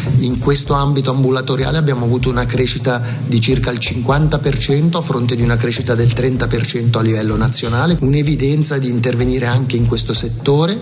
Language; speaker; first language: Italian; native; Italian